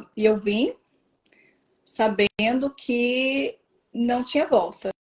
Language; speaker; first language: Portuguese; native; Portuguese